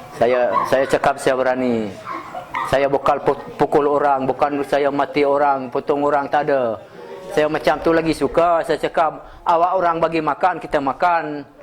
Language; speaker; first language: Malay; non-native, local second language; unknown